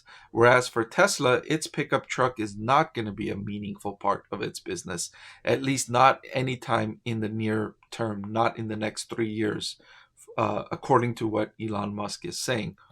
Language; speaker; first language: English; native; English